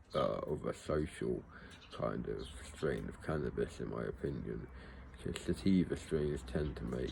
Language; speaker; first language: English; native; English